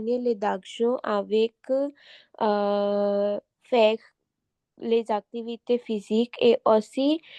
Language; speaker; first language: French; non-native, learner; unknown